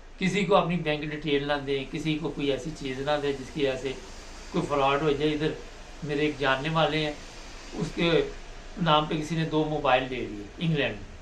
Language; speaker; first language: Urdu; native; Urdu